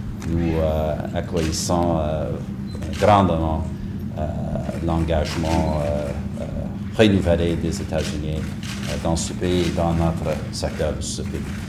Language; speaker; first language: French; non-native, fluent; English